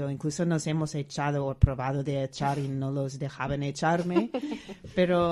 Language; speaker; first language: Spanish; non-native, fluent; English